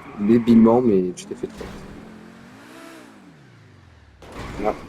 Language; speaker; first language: French; native; French